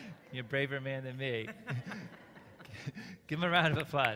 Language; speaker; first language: English; native; English